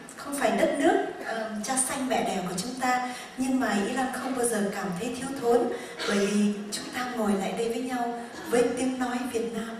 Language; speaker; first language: Vietnamese; native; Vietnamese